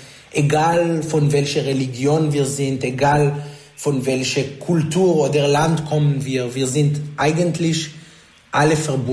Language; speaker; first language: German; non-native, learner; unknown